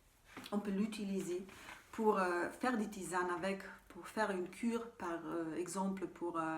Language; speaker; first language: French; non-native, fluent; German